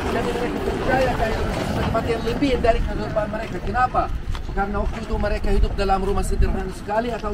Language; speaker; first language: Indonesian; non-native, learner; Arabic